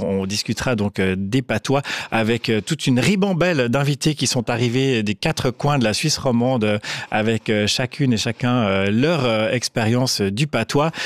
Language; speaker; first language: French; native; French